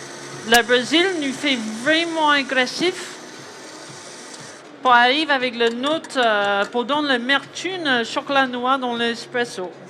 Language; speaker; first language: French; non-native, learner; English